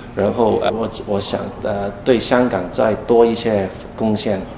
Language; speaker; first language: Chinese; non-native, fluent; Cantonese